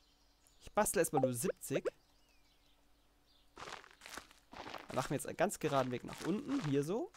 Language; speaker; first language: German; native; German